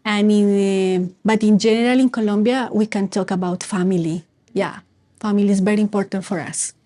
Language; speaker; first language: English; non-native, fluent; Spanish